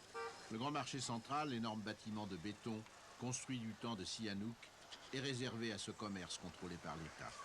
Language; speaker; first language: French; native; French